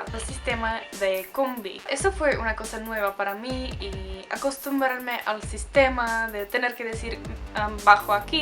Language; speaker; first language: Spanish; non-native, fluent; Czech